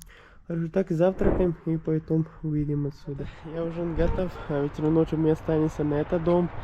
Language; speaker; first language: Russian; non-native, learner; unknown